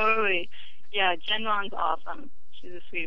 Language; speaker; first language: English; native; English